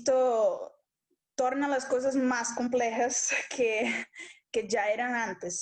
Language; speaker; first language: Spanish; non-native, local second language; Portuguese